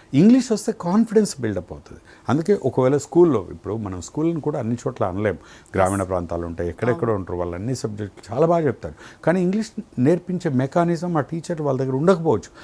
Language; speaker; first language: Telugu; native; Telugu